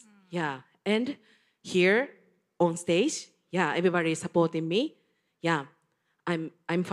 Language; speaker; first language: English; non-native, learner; Japanese